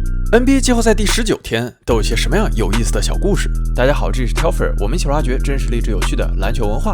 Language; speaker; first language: Chinese; native; Chinese